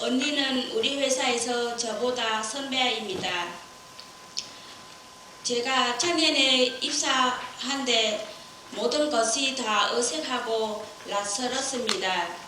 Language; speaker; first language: Korean; non-native, learner; Vietnamese